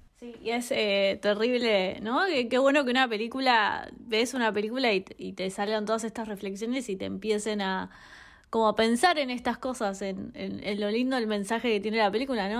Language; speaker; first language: Spanish; native; Spanish